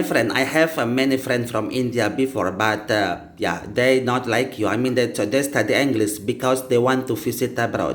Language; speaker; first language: English; non-native, learner; Indonesian